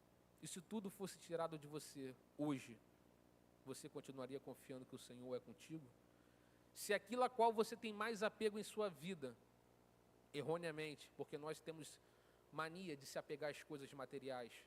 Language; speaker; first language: Portuguese; native; Portuguese